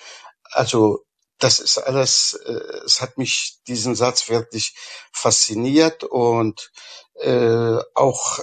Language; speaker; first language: German; non-native, fluent; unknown